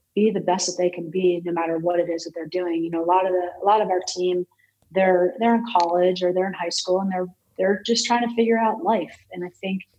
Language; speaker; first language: English; native; English